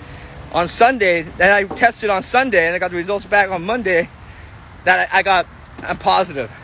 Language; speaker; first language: English; native; English